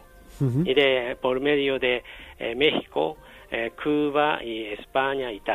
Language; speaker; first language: Spanish; non-native, learner; Japanese